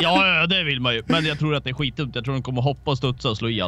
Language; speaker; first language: Swedish; native; Swedish